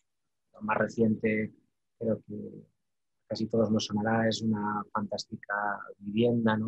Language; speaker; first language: Spanish; native; Spanish